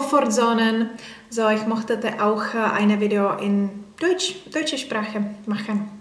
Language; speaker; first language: German; non-native, learner; Czech